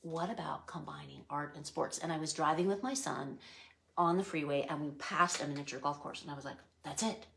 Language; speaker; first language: English; native; English